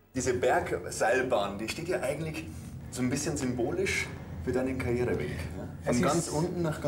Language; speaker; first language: German; native; German